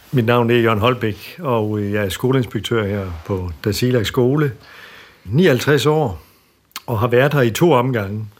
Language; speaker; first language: Danish; native; Danish